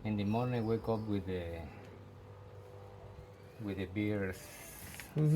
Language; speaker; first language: English; non-native, learner; Spanish